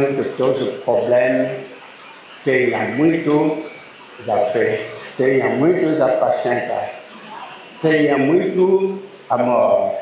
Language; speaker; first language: Portuguese; non-native, learner; Lingala